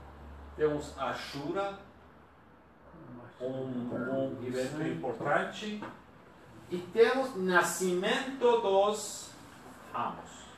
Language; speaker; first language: Portuguese; non-native, learner; Persian